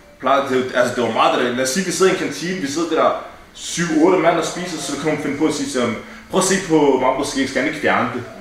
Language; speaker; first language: Danish; early bilingual, other home language; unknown